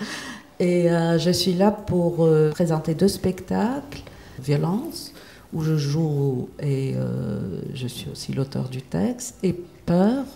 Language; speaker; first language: French; non-native, local second language; Arabic